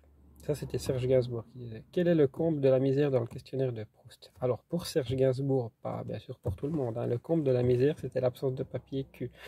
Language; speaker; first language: French; native; French